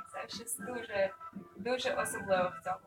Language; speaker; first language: Ukrainian; early bilingual, other home language; English